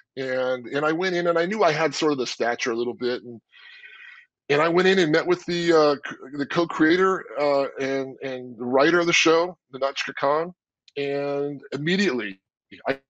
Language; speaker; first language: English; native; English